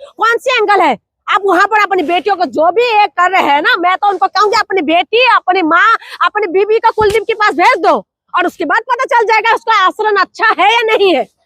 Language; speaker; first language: Hindi; non-native, local second language; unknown